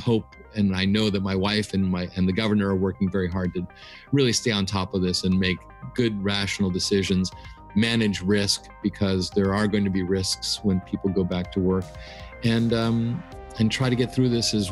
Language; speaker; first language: English; native; English